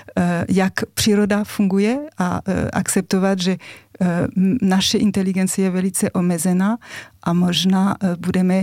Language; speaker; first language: Czech; non-native, fluent; French